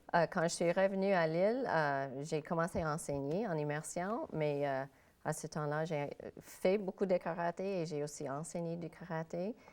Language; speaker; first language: French; non-native, local second language; English